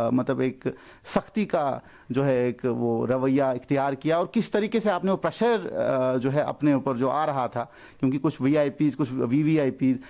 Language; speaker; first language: Hindi; non-native, local second language; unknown